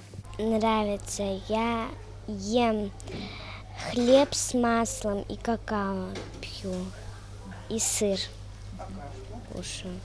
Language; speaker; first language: Russian; non-native, local second language; Ingush